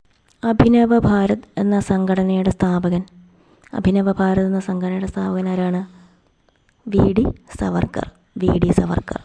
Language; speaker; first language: Malayalam; native; Malayalam